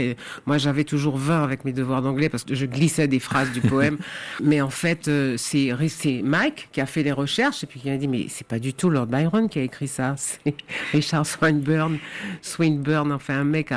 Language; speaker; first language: French; native; French